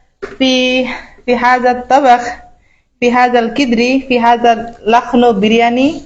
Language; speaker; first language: Arabic; non-native, learner; Bangla